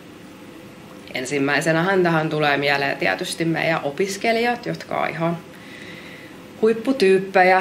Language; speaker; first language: Finnish; native; Finnish